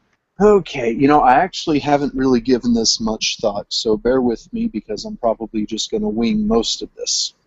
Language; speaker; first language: English; native; English